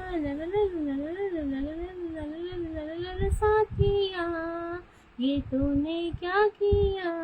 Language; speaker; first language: Hindi; non-native, local second language; Marathi